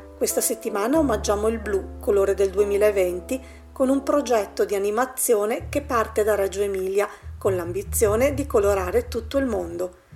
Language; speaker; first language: Italian; native; Italian